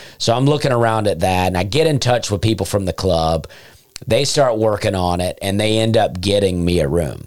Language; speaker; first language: English; native; English